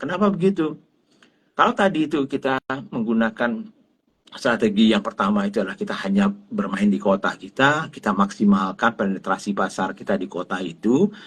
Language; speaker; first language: Indonesian; native; Indonesian